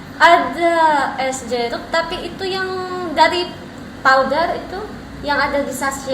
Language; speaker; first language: Indonesian; non-native, learner; Filipino